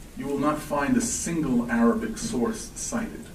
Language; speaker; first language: English; native; English